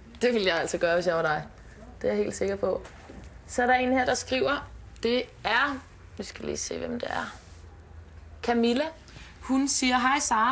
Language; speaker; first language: Danish; native; Danish